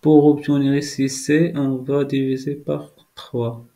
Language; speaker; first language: French; non-native, local second language; Arabic